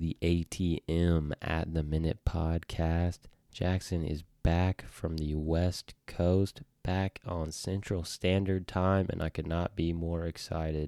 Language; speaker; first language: English; native; English